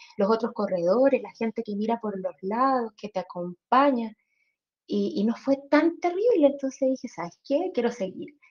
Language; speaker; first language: Spanish; native; Spanish